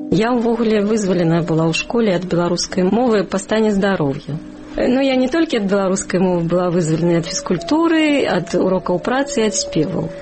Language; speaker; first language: Belarusian; non-native, local second language; Russian